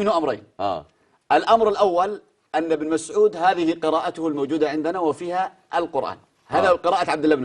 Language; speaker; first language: Arabic; native; Arabic